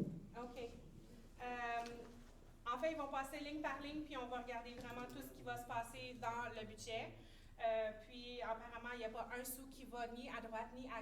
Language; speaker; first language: French; native; French